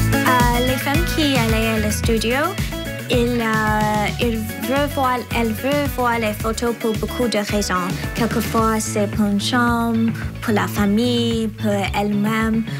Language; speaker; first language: French; non-native, learner; English